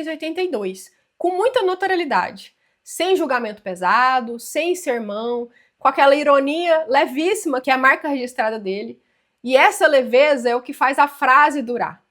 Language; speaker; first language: Portuguese; native; Portuguese